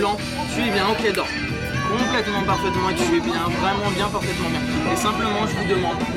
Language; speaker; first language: French; native; French